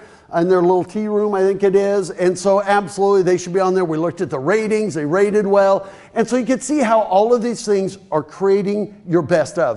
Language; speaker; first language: English; native; English